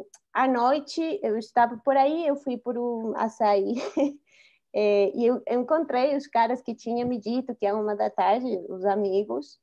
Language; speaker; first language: Portuguese; non-native, fluent; Spanish